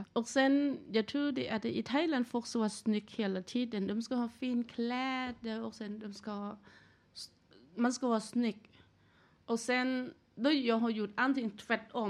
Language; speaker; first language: Swedish; non-native, learner; Thai